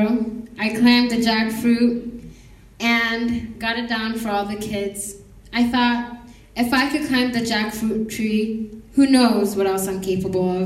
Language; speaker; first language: English; non-native, local second language; Kinyarwanda